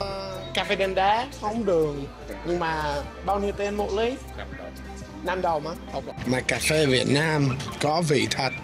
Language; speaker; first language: Vietnamese; non-native, fluent; English